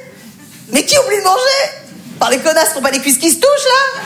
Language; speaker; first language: French; native; French